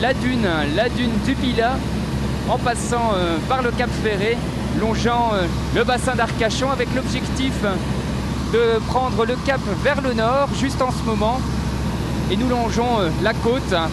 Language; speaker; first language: French; native; French